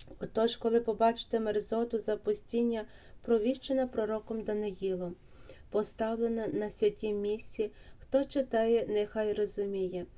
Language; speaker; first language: Ukrainian; native; Ukrainian